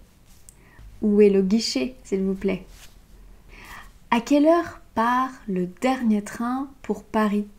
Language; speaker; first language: French; native; French